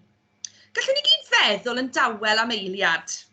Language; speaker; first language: Welsh; native; Welsh